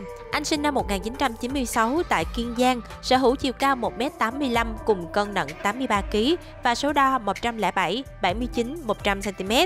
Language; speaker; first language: Vietnamese; native; Vietnamese